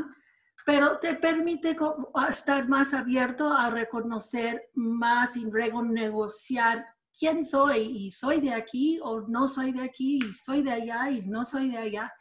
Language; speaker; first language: Spanish; early bilingual, other home language; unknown